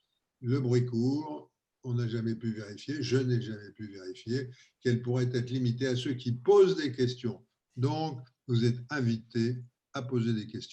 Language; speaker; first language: French; native; French